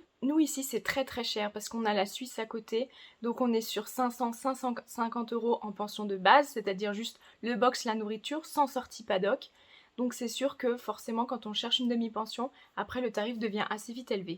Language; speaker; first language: French; native; French